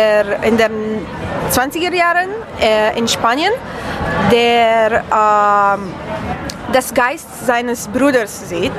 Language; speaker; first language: German; non-native, learner; Romanian